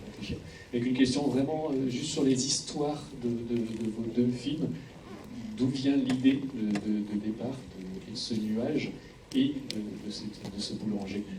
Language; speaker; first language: French; native; French